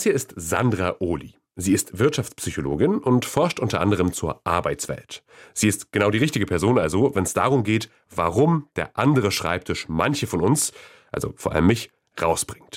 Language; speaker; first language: German; native; German